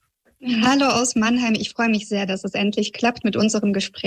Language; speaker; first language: German; early bilingual, other home language; Russian